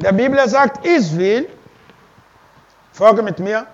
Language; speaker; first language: German; non-native, learner; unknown